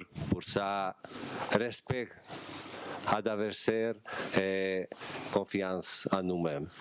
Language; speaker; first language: French; non-native, learner; Bosnian